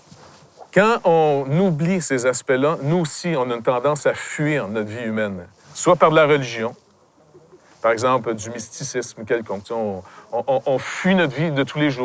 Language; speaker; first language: French; native; French